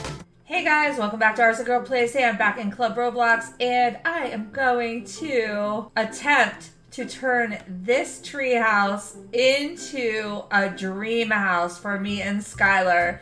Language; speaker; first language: English; native; English